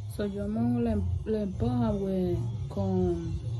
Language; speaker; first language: Spanish; early bilingual, heritage; Spanish